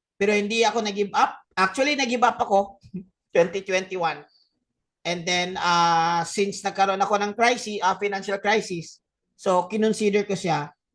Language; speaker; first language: Filipino; non-native, local second language; Cebuano